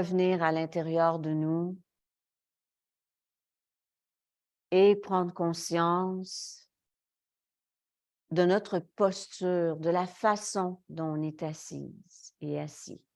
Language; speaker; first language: French; native; French